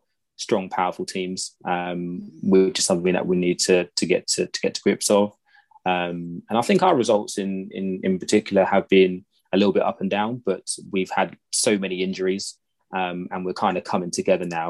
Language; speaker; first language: English; native; English